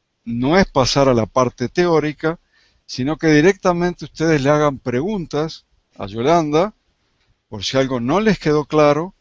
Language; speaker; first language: Spanish; native; Spanish